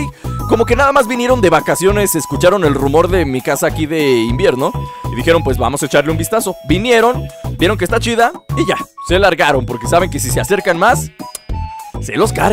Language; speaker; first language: Spanish; native; Spanish